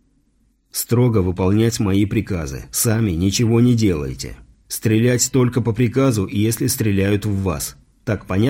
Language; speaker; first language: Russian; native; Russian